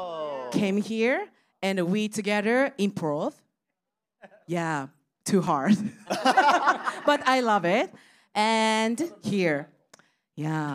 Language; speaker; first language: English; non-native, learner; Japanese